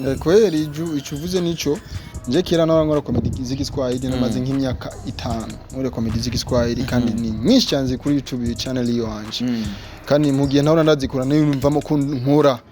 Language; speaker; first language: Rundi; non-native, local second language; Swahili